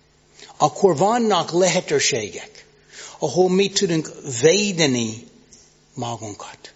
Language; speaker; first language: Hungarian; non-native, fluent; English